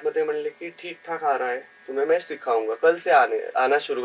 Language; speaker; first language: Hindi; non-native, local second language; Marathi